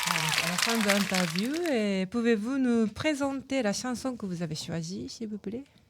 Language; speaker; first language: French; non-native, learner; Japanese